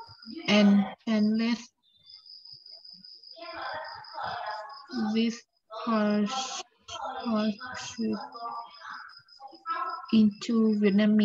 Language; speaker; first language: English; non-native, learner; Vietnamese